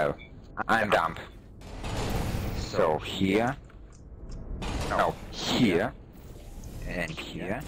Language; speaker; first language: English; non-native, learner; German